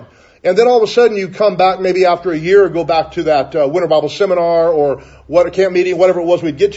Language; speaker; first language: English; native; English